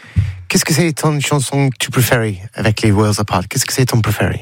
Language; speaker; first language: French; non-native, learner; English